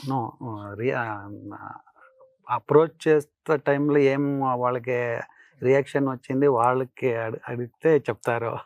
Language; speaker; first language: Telugu; non-native, learner; Kannada